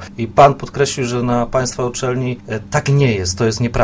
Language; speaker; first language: Polish; native; Polish